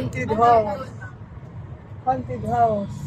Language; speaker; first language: English; non-native, local second language; Filipino